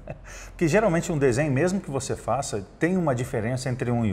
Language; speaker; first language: Portuguese; native; Portuguese